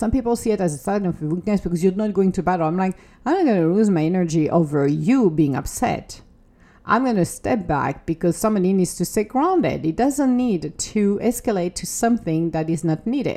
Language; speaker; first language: English; non-native, fluent; French